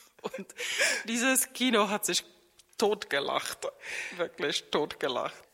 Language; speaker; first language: German; non-native, fluent; Czech